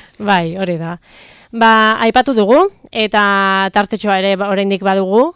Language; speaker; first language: Basque; native; Basque